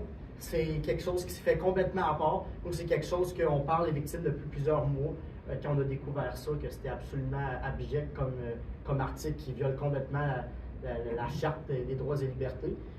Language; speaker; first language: French; native; French